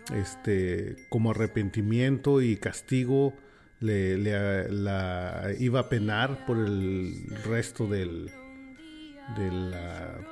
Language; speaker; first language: Spanish; native; Spanish